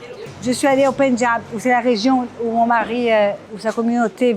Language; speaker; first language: French; non-native, fluent; Portuguese